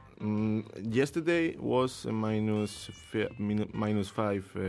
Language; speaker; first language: English; non-native, learner; Spanish